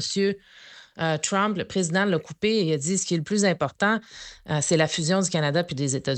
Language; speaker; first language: French; native; French